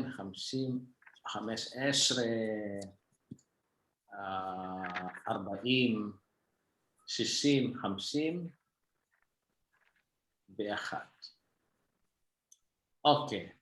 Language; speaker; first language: Hebrew; non-native, fluent; Indonesian